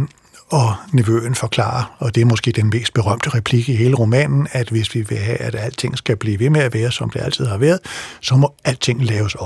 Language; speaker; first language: Danish; native; Danish